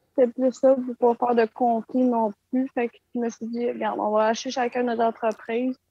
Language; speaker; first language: French; native; French